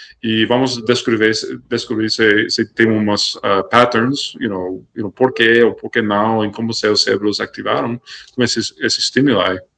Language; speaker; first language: Portuguese; non-native, fluent; English